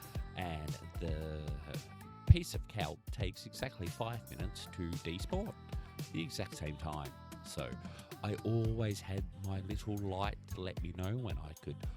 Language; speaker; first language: English; native; English